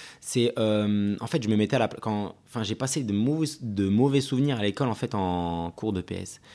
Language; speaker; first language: French; early bilingual, other home language; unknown